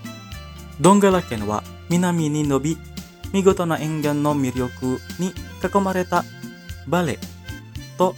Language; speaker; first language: Japanese; non-native, fluent; Indonesian